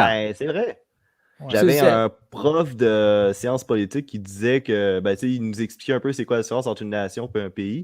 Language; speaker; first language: French; native; French